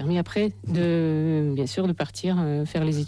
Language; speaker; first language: French; non-native, fluent; Russian